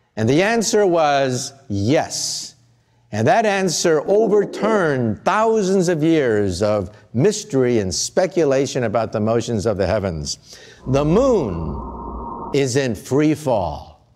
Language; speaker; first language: English; native; English